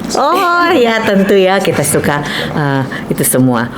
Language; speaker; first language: Indonesian; native; Indonesian